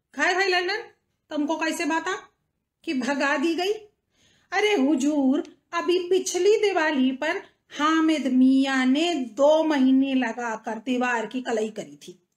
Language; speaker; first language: Hindi; native; Hindi